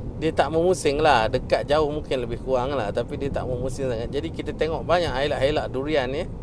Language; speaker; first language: Malay; native; Malay